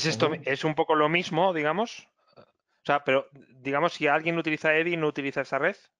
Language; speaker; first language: Spanish; native; Spanish